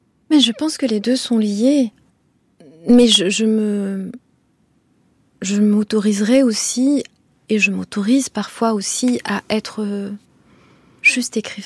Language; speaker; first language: French; non-native, local second language; Kinyarwanda